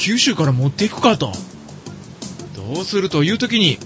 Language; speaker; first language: Japanese; native; Japanese